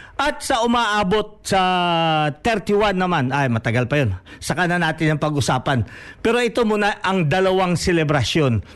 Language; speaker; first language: Filipino; non-native, local second language; Hiligaynon